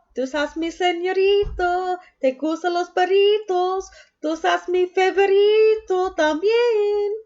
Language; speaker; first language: Spanish; non-native, learner; English